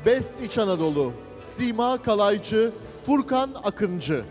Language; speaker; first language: Turkish; native; Turkish